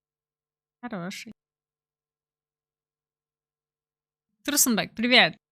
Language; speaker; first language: Russian; non-native, learner; Polish